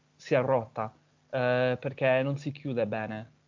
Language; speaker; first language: Italian; non-native, fluent; English